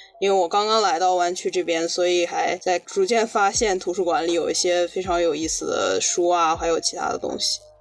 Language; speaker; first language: Chinese; native; Chinese